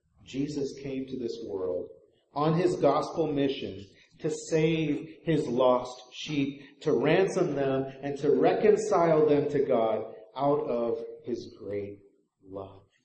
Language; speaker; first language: English; native; English